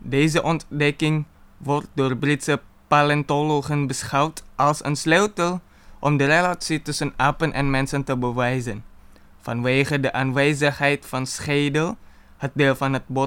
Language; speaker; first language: Dutch; non-native, fluent; Indonesian